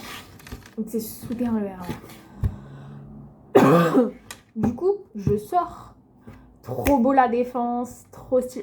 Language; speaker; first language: French; native; French